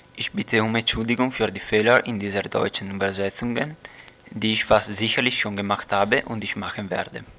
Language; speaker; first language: German; non-native, learner; Italian